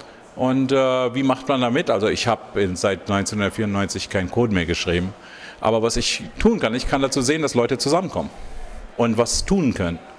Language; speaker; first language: German; non-native, fluent; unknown